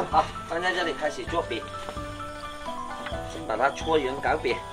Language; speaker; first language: Chinese; native; Chinese